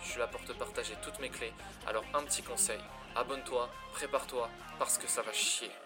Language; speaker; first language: French; native; French